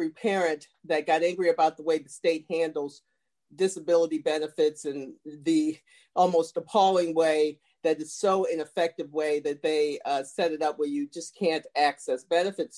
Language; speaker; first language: English; native; English